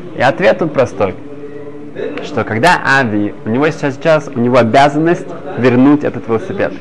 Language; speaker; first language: Russian; early bilingual, heritage; Hebrew